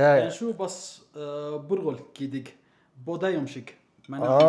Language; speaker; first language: Mongolian; non-native, learner; Arabic